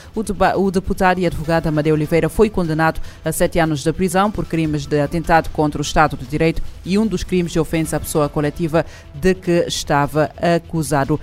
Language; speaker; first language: Portuguese; non-native, local second language; Kabuverdianu